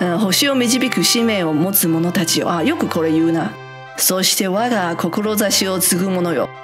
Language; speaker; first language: Japanese; non-native, fluent; Chinese